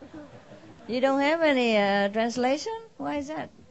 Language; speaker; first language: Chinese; non-native, fluent; Vietnamese